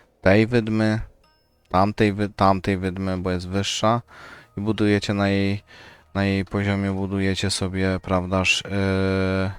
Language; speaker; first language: Polish; native; Polish